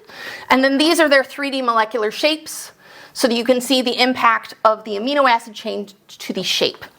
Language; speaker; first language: English; native; English